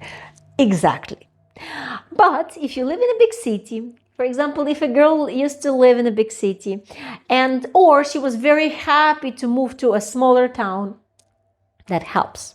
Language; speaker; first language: English; non-native, fluent; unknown